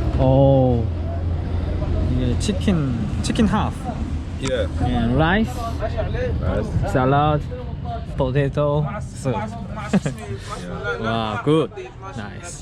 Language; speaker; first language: English; non-native, learner; Korean